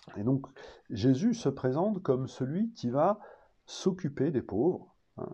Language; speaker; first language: French; native; French